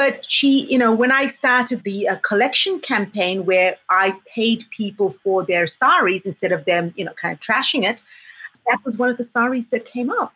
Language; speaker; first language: English; native; English